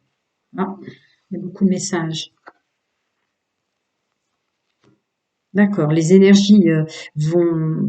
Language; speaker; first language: French; native; French